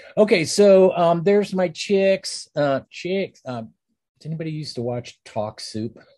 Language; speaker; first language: English; native; English